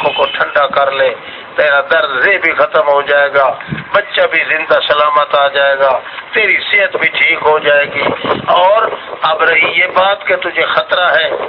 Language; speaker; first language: Urdu; non-native, local second language; Saraiki